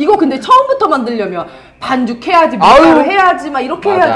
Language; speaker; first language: Korean; native; Korean